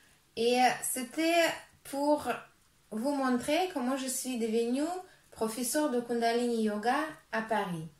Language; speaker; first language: French; non-native, fluent; Russian